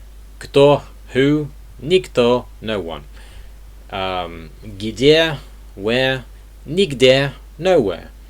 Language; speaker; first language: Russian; non-native, learner; English